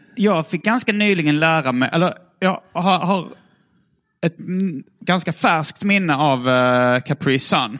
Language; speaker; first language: Swedish; native; Swedish